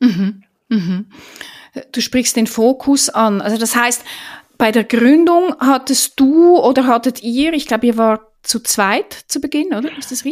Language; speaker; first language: German; native; German